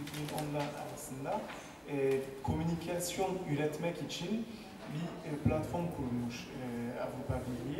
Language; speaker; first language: Turkish; non-native, fluent; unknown